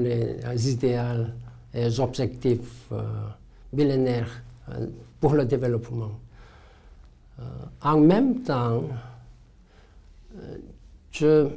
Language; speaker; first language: French; non-native, learner; Korean